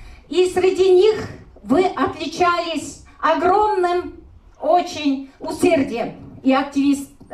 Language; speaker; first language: Russian; non-native, local second language; Kyrgyz